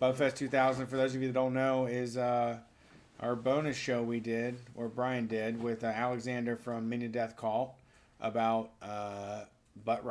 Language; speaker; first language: English; native; English